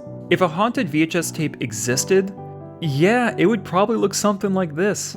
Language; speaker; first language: English; native; English